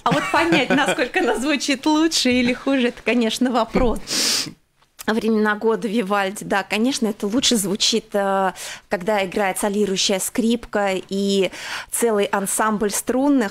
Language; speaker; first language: Russian; native; Russian